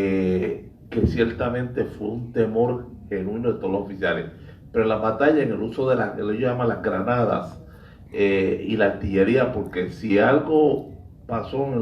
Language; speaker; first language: Spanish; native; Spanish